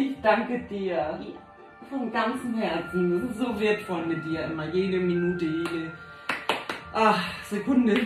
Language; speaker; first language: German; native; German